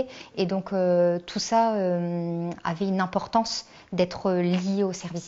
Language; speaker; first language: French; native; French